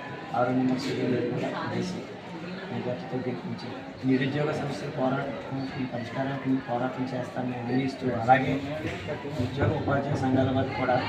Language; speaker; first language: Telugu; native; Telugu